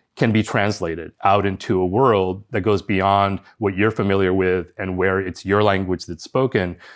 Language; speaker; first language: English; early bilingual, other home language; Spanish